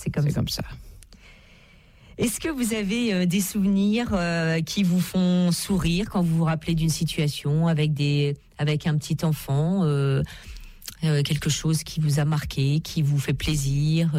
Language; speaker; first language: French; native; French